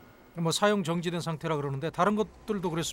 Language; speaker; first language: Korean; native; Korean